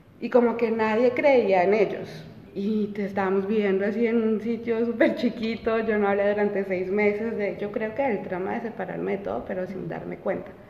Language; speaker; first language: Spanish; early bilingual, heritage; Spanish